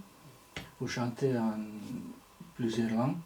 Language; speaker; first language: French; non-native, fluent; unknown